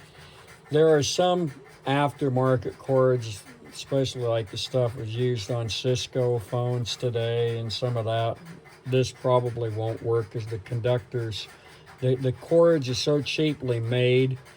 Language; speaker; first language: English; native; English